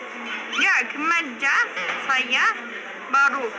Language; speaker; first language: Indonesian; non-native, learner; Turkish